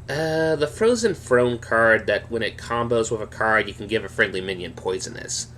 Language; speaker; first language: English; native; English